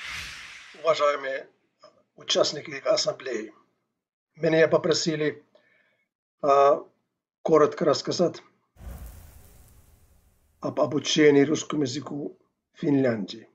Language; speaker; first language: Russian; non-native, fluent; Finnish